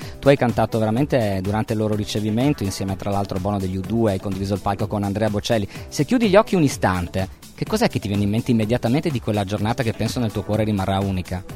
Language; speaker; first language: Italian; native; Italian